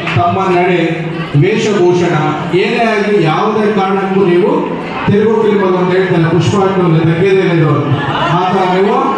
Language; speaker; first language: Kannada; native; Kannada